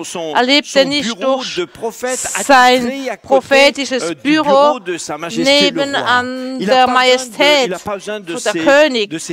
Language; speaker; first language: German; non-native, fluent; French